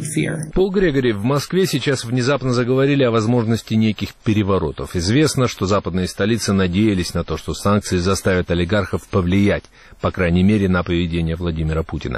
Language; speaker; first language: Russian; native; Russian